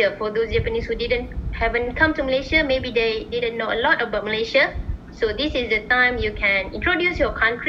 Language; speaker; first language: English; non-native, local second language; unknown